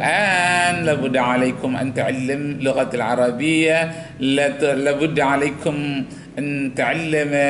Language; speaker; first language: Arabic; non-native, fluent; Indonesian